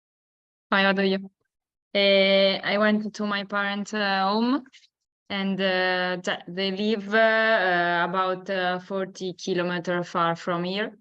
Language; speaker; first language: English; non-native, learner; Italian